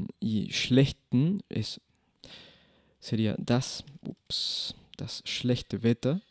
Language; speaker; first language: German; non-native, fluent; Spanish